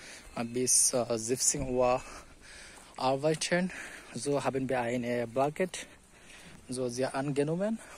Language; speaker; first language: German; non-native, learner; Bangla